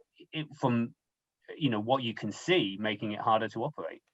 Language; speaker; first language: English; native; English